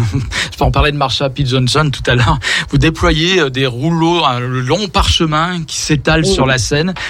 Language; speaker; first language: French; native; French